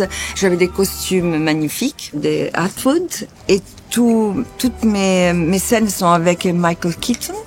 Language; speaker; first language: French; non-native, fluent; Italian